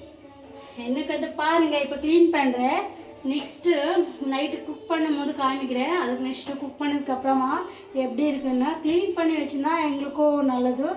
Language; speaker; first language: Tamil; non-native, local second language; Kannada